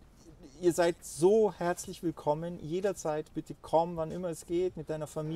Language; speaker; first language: German; native; German